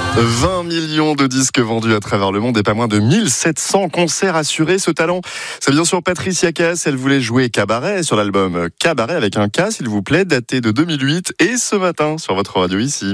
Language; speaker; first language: French; native; French